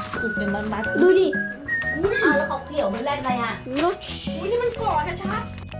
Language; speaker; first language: Thai; native; Thai